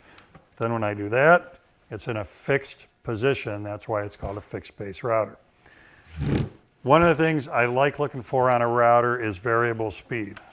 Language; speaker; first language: English; native; English